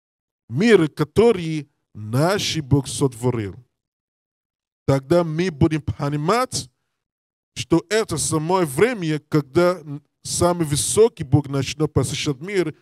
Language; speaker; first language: Russian; non-native, learner; English